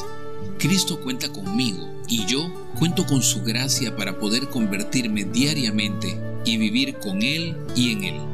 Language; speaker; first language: Spanish; native; Spanish